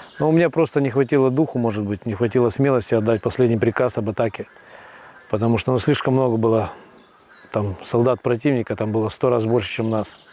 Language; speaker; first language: Russian; native; Russian